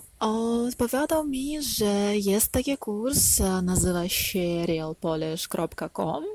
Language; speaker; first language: Polish; non-native, learner; Ukrainian